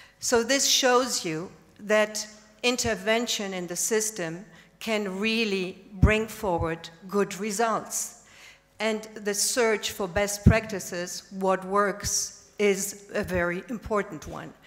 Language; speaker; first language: English; non-native, fluent; German